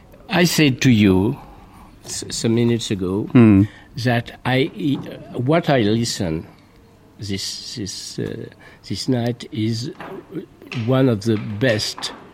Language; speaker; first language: English; non-native, learner; French